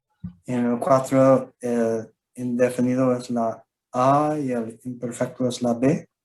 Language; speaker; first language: Spanish; non-native, learner; English